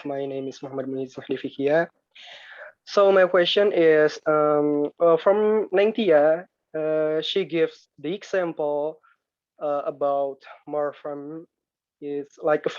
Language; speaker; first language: English; non-native, learner; Indonesian